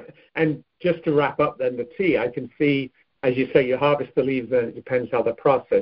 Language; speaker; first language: English; native; English